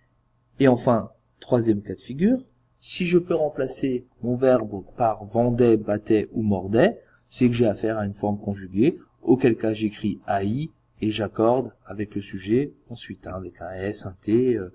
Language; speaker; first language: French; native; French